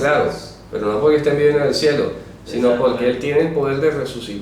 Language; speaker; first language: Spanish; native; Spanish